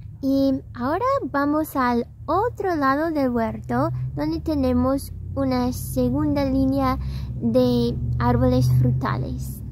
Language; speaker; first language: Spanish; non-native, fluent; English